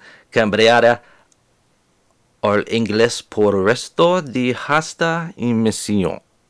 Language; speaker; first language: Spanish; non-native, learner; English